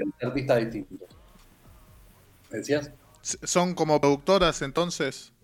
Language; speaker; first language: Spanish; native; Spanish